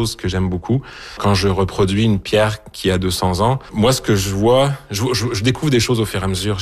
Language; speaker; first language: French; native; French